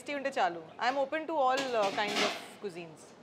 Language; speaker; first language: Telugu; non-native, local second language; Bangla